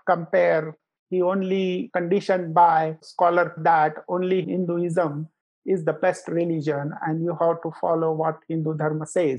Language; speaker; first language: English; non-native, local second language; Marathi